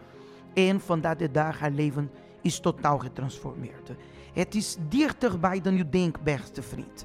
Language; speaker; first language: Dutch; non-native, fluent; Portuguese